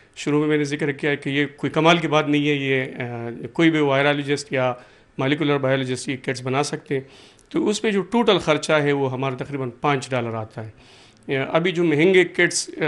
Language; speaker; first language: Urdu; non-native, local second language; Punjabi